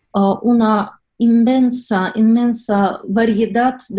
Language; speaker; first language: Spanish; non-native, fluent; Russian